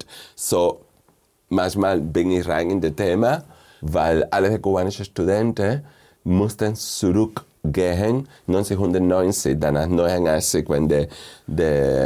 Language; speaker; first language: German; non-native, fluent; Spanish